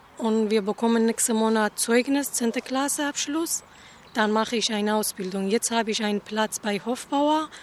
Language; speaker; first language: German; non-native, learner; Persian